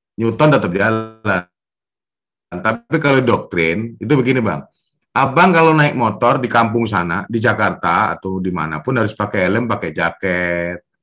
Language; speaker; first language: Indonesian; native; Indonesian